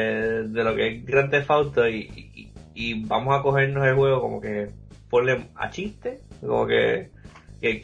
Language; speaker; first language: Spanish; native; Spanish